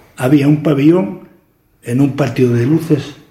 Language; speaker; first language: Spanish; native; Spanish